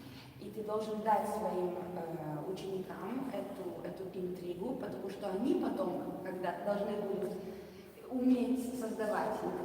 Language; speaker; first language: Russian; non-native, fluent; Italian